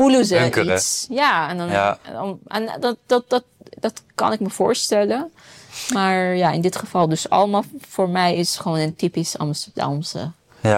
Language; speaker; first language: Dutch; non-native, fluent; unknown